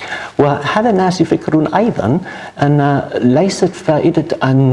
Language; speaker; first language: Arabic; non-native, learner; English